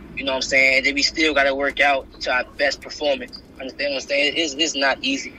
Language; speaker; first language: English; native; English